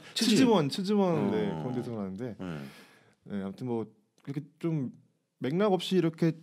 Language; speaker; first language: Korean; native; Korean